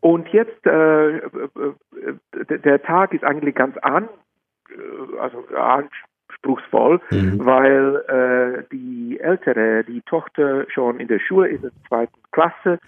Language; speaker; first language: German; non-native, fluent; Czech